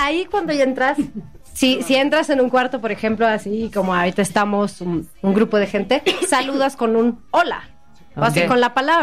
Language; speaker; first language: Spanish; non-native, fluent; Swedish